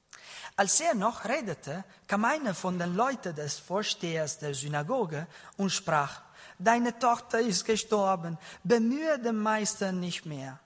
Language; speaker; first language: German; non-native, learner; Italian